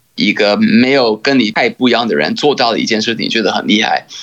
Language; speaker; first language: Chinese; non-native, fluent; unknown